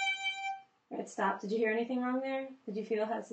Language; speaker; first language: English; native; English